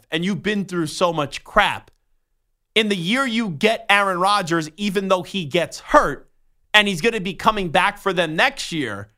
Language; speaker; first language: English; native; English